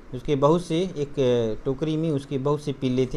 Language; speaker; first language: Hindi; non-native, local second language; Marathi